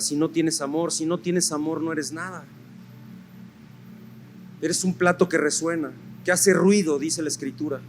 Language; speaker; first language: Spanish; native; Spanish